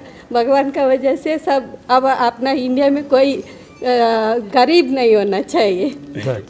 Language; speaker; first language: Hindi; non-native, local second language; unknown